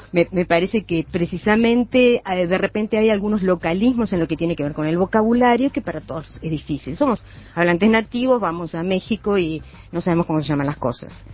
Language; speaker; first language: Spanish; native; Spanish